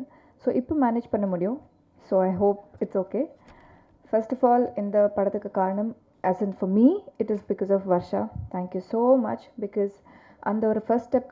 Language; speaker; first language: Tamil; non-native, learner; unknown